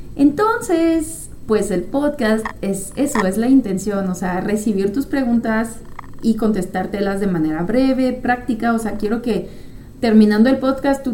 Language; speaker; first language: Spanish; non-native, fluent; French